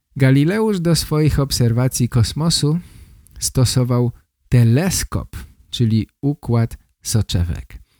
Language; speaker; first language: Polish; native; Polish